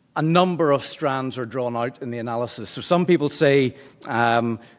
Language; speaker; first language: English; native; English